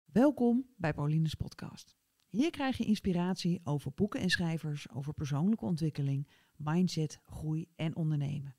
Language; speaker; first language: Dutch; native; Dutch